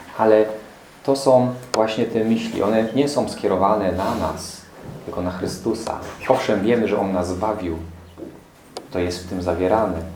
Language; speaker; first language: Polish; non-native, fluent; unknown